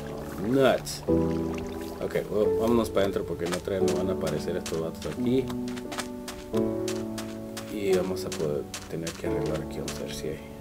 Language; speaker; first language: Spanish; early bilingual, heritage; Spanish